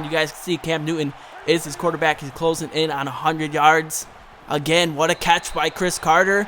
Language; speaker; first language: English; native; English